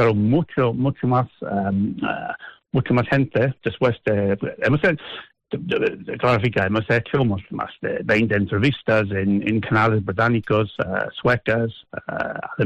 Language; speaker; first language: Spanish; non-native, fluent; English